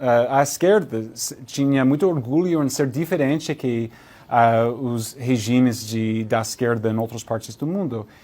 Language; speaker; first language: Portuguese; non-native, learner; English